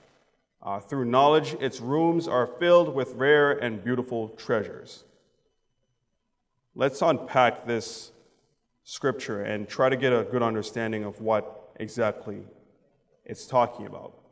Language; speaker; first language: English; native; English